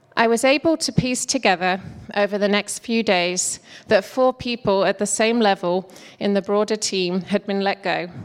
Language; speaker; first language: English; native; English